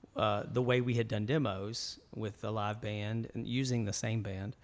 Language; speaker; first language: English; native; English